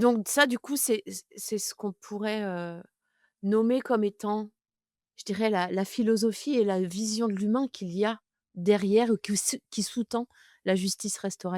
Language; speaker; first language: French; native; French